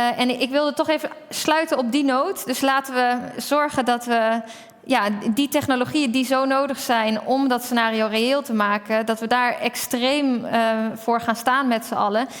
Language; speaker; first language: Dutch; native; Dutch